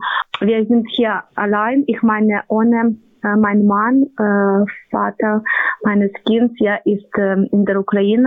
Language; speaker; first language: German; non-native, learner; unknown